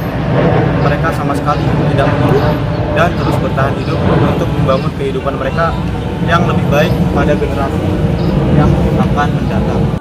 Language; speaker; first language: Indonesian; native; Indonesian